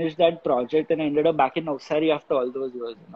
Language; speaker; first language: English; non-native, local second language; Gujarati